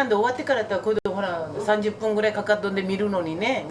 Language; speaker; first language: Japanese; native; Japanese